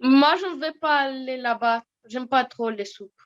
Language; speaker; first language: French; non-native, learner; Russian